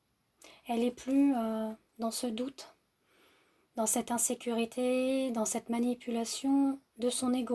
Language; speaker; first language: French; native; French